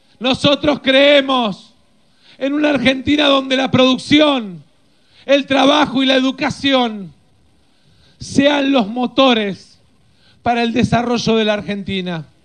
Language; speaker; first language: Spanish; native; Spanish